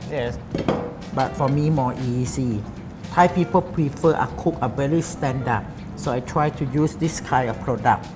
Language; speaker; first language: English; non-native, learner; Thai